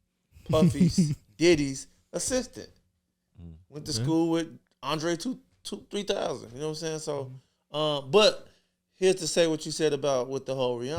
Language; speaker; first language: English; native; English